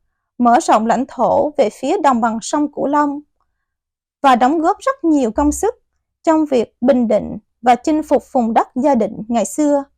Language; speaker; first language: Vietnamese; native; Vietnamese